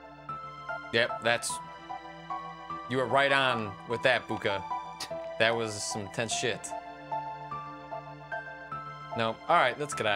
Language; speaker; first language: English; native; English